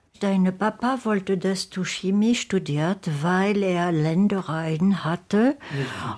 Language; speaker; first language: German; non-native, fluent; French